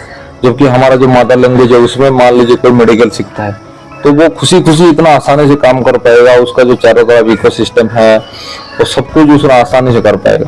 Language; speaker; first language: Hindi; non-native, local second language; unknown